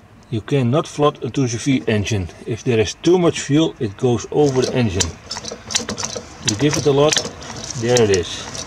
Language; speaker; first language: English; non-native, learner; Dutch